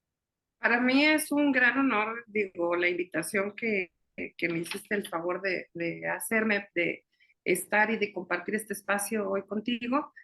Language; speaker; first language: Spanish; native; Spanish